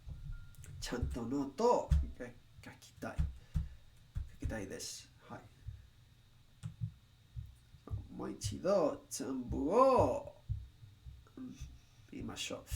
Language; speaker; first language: Japanese; non-native, learner; English